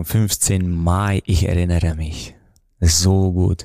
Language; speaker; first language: German; non-native, fluent; Romanian